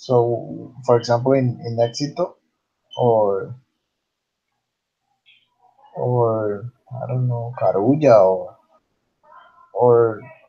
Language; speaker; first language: English; non-native, learner; Spanish